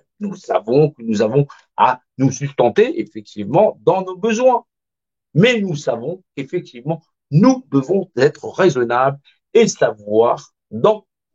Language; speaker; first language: French; native; French